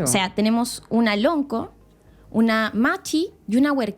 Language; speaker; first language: Spanish; native; Spanish